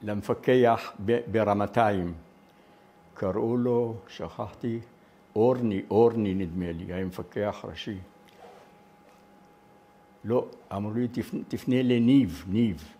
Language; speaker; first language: Hebrew; non-native, fluent; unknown